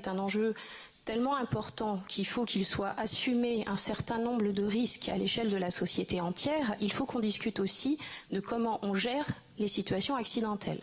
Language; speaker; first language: French; native; French